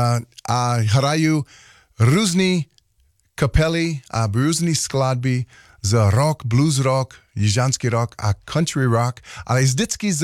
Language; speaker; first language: Czech; non-native, learner; English